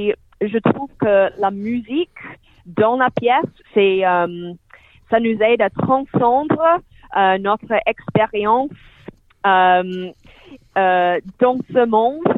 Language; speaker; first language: French; non-native, fluent; English